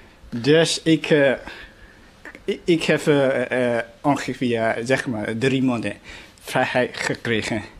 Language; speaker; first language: Dutch; non-native, learner; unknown